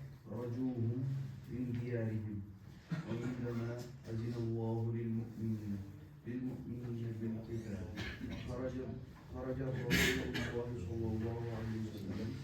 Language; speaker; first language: Arabic; non-native, learner; Urdu